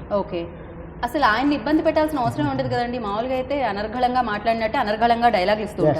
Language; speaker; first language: Telugu; native; Telugu